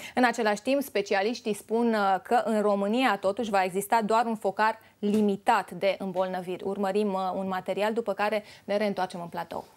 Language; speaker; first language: Romanian; native; Romanian